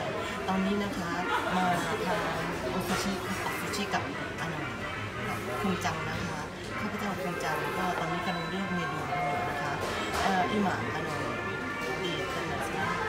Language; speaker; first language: Japanese; non-native, learner; Thai